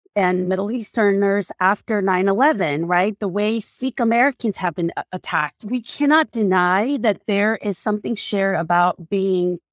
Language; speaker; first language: English; non-native, fluent; Korean